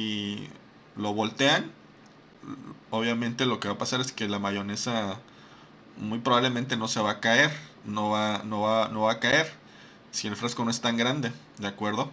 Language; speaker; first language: Spanish; native; Spanish